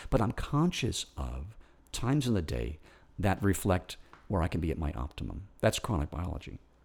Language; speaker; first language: English; native; English